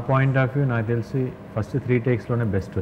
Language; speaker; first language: Telugu; native; Telugu